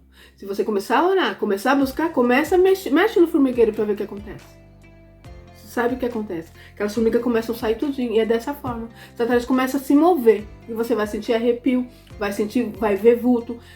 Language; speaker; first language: Portuguese; native; Portuguese